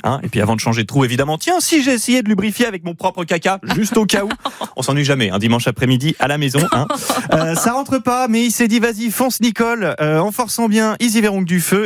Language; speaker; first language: French; native; French